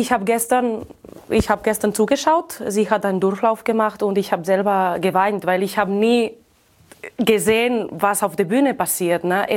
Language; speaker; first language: German; non-native, fluent; Catalan